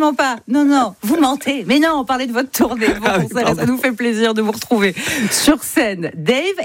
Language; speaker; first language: French; native; French